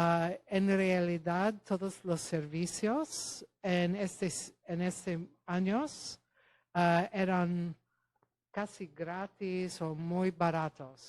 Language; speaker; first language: Spanish; non-native, fluent; Polish